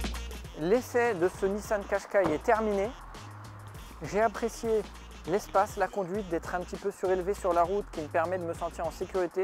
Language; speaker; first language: French; native; French